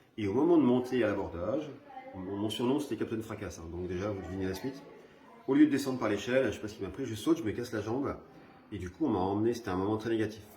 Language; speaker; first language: French; early bilingual, other home language; Spanish